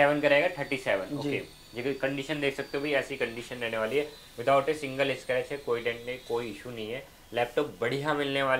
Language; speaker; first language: Hindi; native; Hindi